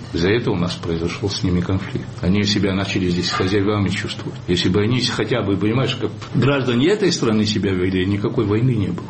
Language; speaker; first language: Russian; non-native, local second language; Abkhazian